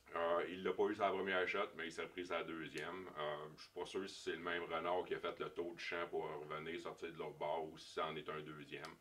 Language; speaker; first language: French; native; French